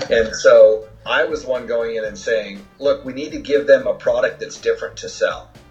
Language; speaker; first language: English; native; English